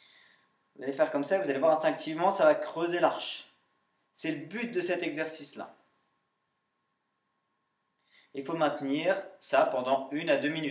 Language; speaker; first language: French; native; French